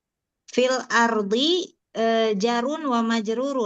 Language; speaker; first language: Arabic; non-native, learner; Indonesian